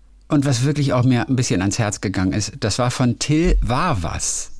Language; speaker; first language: German; native; German